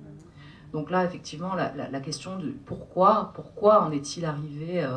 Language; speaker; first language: French; native; French